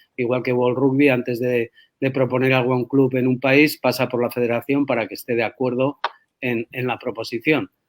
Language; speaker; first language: Spanish; native; Spanish